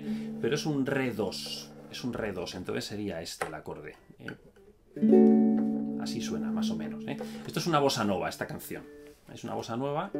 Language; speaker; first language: Spanish; native; Spanish